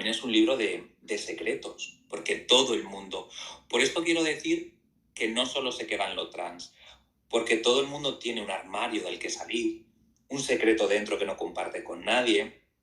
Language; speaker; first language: Spanish; native; Spanish